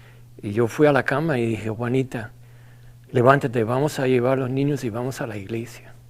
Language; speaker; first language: Spanish; non-native, fluent; English